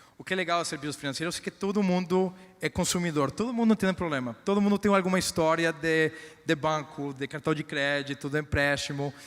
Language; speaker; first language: Portuguese; non-native, fluent; Spanish